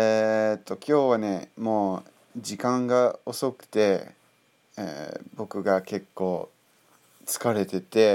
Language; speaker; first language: Japanese; non-native, fluent; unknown